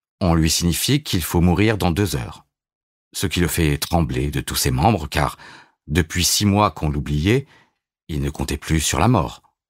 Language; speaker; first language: French; native; French